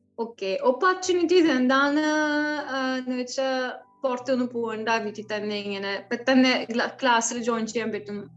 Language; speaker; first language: Malayalam; non-native, fluent; French